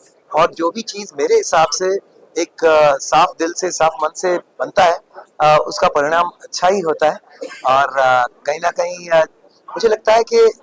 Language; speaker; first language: Hindi; native; Hindi